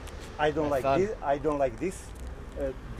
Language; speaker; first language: English; non-native, learner; Serbian